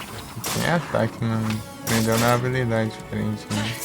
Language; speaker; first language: Portuguese; native; Portuguese